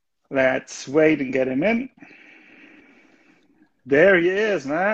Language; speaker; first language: English; non-native, fluent; German